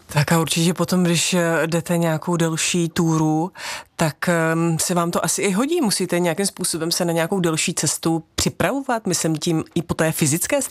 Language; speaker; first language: Czech; native; Czech